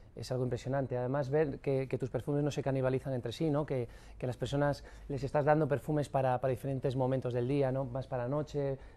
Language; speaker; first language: Spanish; native; Spanish